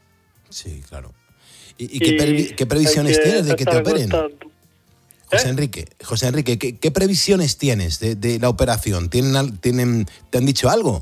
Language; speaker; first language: Spanish; native; Spanish